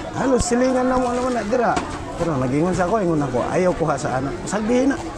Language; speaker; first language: Cebuano; non-native, local second language; Tausug